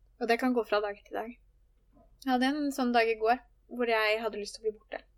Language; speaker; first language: Norwegian; native; Norwegian